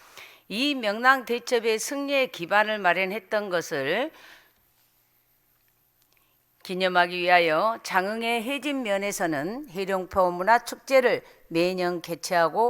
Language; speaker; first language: Korean; native; Korean